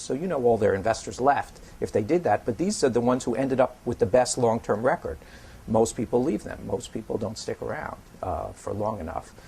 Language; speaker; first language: English; native; English